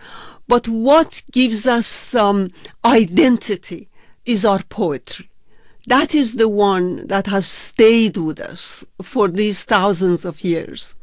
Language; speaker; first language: English; non-native, fluent; Persian